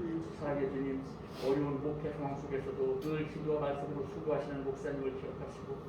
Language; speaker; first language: Korean; native; Korean